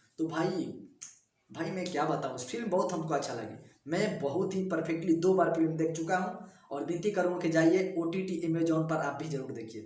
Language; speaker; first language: Hindi; native; Hindi